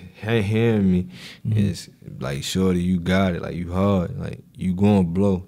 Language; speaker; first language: English; native; English